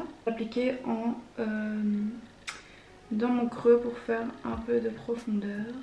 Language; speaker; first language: French; native; French